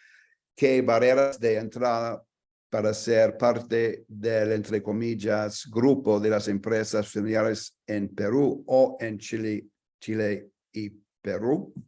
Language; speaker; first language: Spanish; non-native, fluent; English